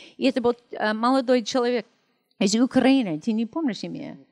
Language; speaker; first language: Russian; non-native, learner; English